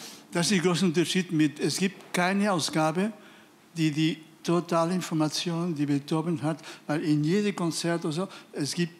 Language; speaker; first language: German; non-native, fluent; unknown